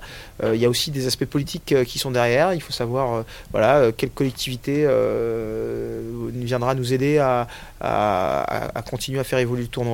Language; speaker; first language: French; native; French